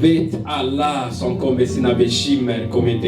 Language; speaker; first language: Swedish; non-native, learner; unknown